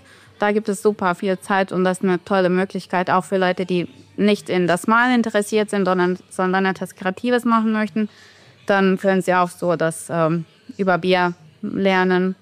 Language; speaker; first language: German; non-native, fluent; Bosnian